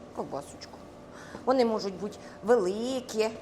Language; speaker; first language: Ukrainian; native; Ukrainian